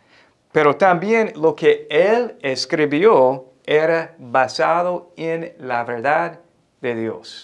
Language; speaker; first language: Spanish; non-native, fluent; English